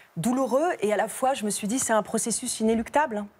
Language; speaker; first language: French; native; French